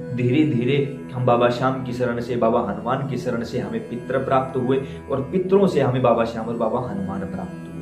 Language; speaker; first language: Hindi; native; Hindi